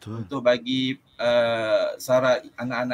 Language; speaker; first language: Malay; native; Malay